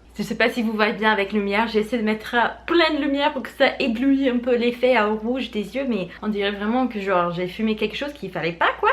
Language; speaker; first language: French; non-native, fluent; English